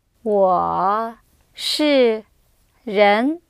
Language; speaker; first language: Chinese; non-native, learner; English